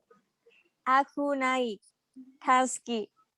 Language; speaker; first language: Indonesian; non-native, learner; Thai